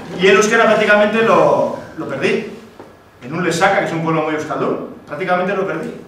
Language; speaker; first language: Spanish; early bilingual, other home language; Basque